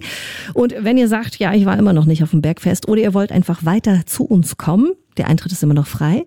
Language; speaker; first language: German; native; German